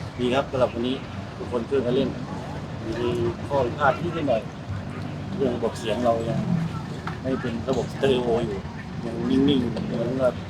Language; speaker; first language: Thai; native; Thai